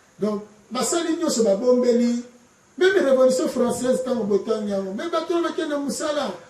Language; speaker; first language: Lingala; non-native, local second language; Kongo